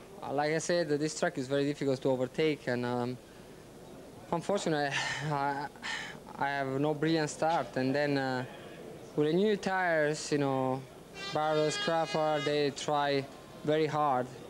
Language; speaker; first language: English; non-native, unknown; Italian